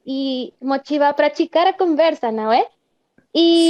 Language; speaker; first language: Portuguese; non-native, fluent; Spanish